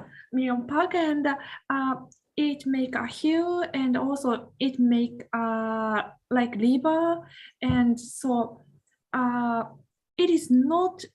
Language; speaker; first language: English; non-native, learner; Japanese